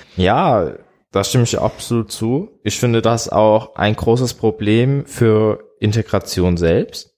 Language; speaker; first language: German; early bilingual, other home language; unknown